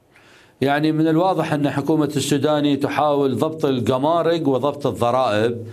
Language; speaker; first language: Arabic; native; Arabic